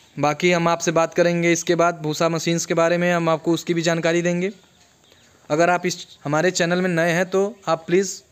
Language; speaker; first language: Hindi; native; Hindi